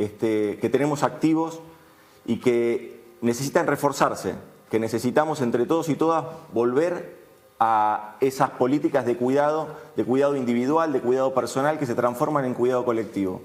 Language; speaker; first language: Spanish; native; Spanish